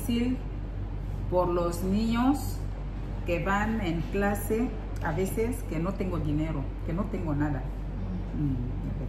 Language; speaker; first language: Spanish; non-native, learner; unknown